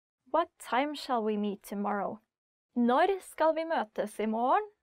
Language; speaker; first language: Norwegian; native; Norwegian